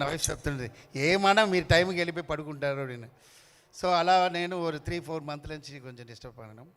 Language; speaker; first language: Telugu; non-native, fluent; Tamil